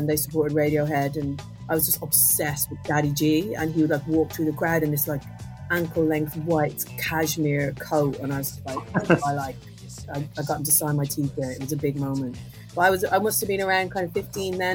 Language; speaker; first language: English; native; English